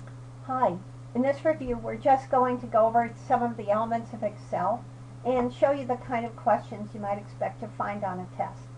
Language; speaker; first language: English; native; English